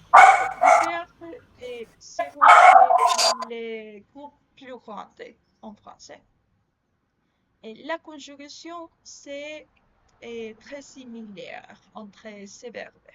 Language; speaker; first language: French; non-native, learner; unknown